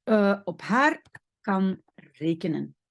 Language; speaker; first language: Dutch; non-native, fluent; French